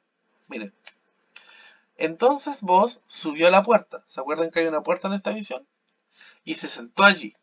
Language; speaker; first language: Spanish; native; Spanish